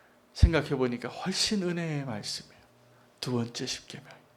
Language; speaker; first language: Korean; native; Korean